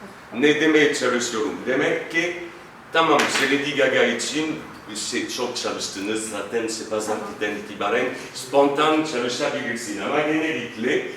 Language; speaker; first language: Turkish; non-native, fluent; French